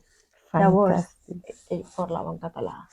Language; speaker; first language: Catalan; non-native, fluent; Spanish